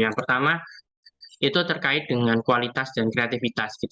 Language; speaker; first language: Indonesian; native; Indonesian